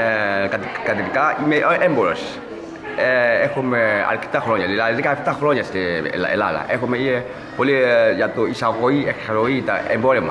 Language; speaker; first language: Greek; non-native, learner; Chinese